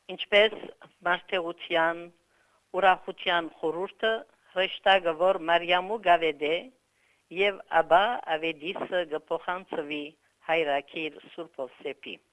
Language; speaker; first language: Armenian; native; Armenian